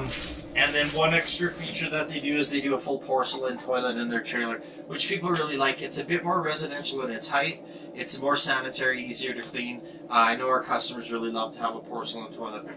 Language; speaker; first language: English; native; English